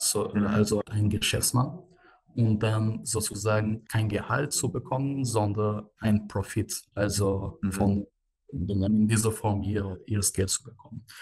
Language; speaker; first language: German; non-native, fluent; Albanian